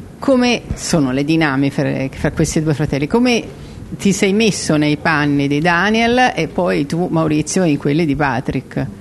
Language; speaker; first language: Italian; native; Italian